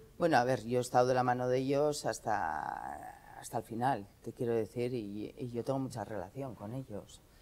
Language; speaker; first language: Spanish; native; Spanish